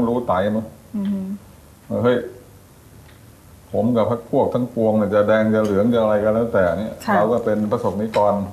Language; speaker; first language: Thai; native; Thai